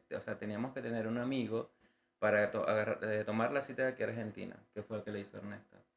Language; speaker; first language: Spanish; native; Spanish